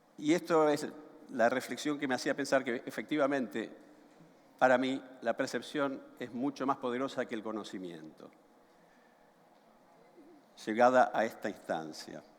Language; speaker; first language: Spanish; native; Spanish